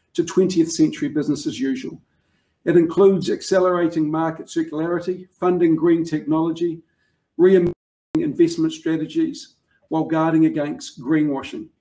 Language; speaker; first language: English; native; English